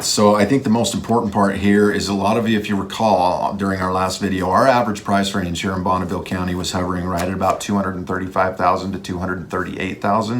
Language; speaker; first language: English; native; English